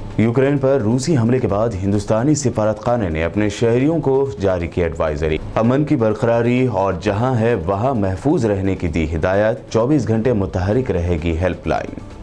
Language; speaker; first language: Urdu; native; Urdu